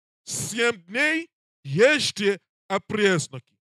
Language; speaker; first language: Russian; non-native, learner; English